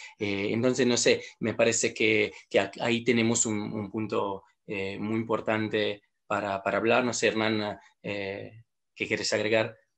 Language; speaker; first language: Spanish; non-native, fluent; Italian